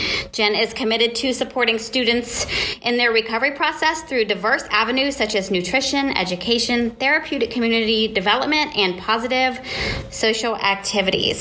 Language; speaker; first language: English; native; English